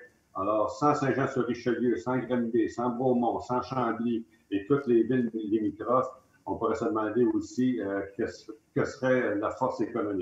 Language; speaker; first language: French; native; French